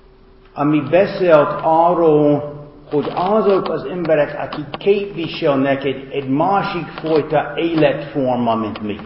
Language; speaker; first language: Hungarian; non-native, fluent; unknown